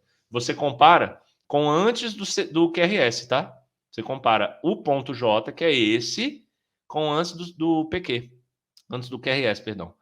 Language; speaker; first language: Portuguese; native; Portuguese